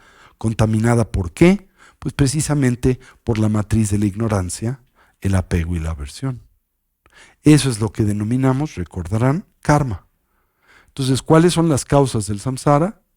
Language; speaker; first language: Spanish; native; Spanish